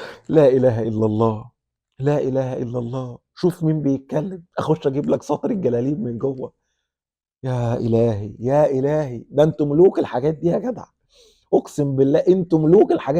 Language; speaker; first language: Arabic; native; Arabic